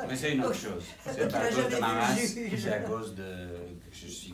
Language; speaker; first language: French; non-native, fluent; English